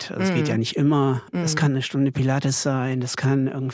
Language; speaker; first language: German; native; German